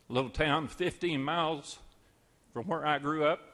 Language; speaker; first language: English; native; English